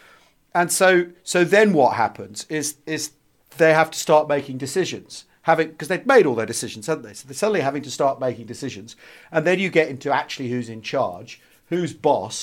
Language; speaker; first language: English; native; English